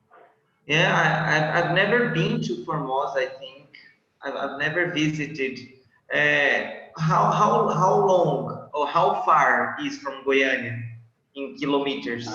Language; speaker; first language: English; non-native, fluent; Portuguese